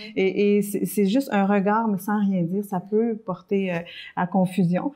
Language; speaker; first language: French; early bilingual, other home language; Spanish